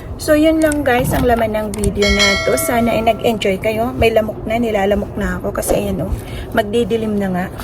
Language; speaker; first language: Filipino; native; Filipino